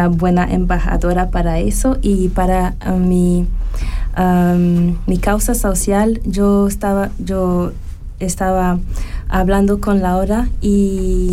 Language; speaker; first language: Spanish; non-native, fluent; French